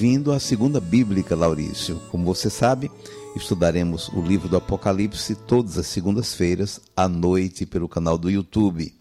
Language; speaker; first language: Portuguese; native; Portuguese